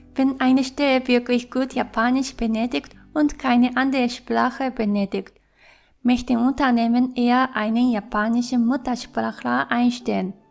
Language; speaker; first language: German; non-native, fluent; Japanese